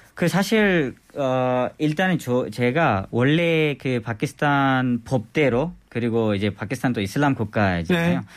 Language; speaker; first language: Korean; non-native, fluent; Balti